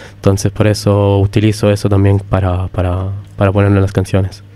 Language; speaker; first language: Spanish; early bilingual, heritage; Italian